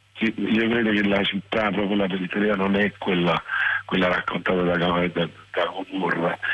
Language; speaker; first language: Italian; native; Italian